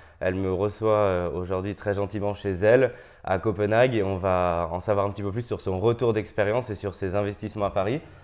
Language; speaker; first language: French; native; French